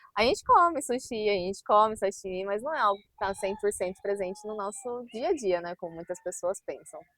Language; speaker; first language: Portuguese; native; Portuguese